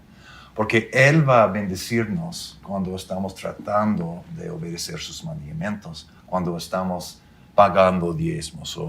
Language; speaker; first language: Spanish; non-native, fluent; English